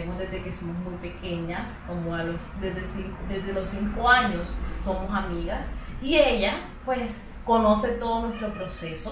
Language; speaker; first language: Spanish; native; Spanish